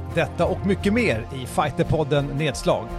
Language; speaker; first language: Swedish; native; Swedish